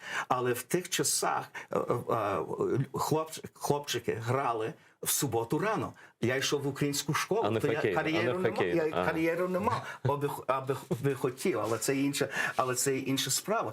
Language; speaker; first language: Ukrainian; early bilingual, heritage; English